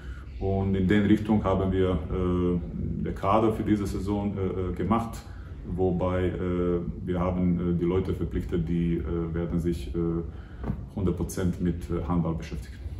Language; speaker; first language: German; non-native, fluent; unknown